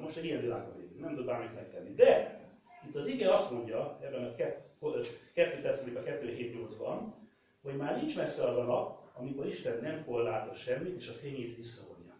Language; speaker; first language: Hungarian; native; Hungarian